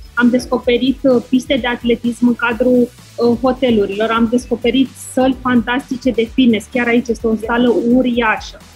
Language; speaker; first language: Romanian; native; Romanian